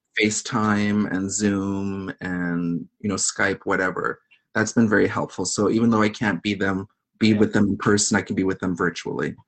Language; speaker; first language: English; native; English